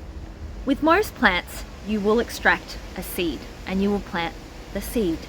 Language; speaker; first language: English; native; English